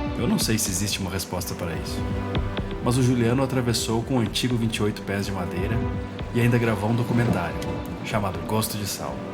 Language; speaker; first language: Portuguese; native; Portuguese